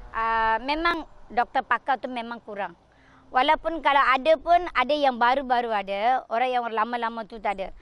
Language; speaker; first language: Malay; non-native, local second language; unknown